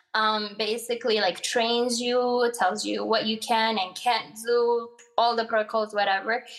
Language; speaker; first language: English; early bilingual, other home language; Arabic